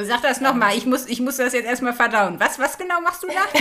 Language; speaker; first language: German; native; German